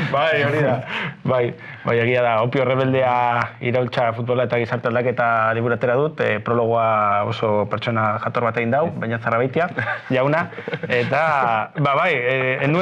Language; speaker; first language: Basque; non-native, local second language; Spanish